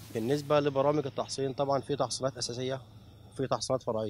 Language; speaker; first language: Arabic; native; Arabic